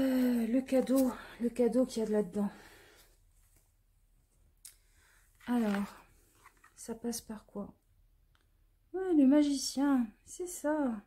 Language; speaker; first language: French; native; French